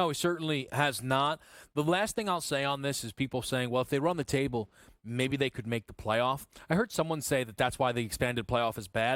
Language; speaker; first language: English; native; English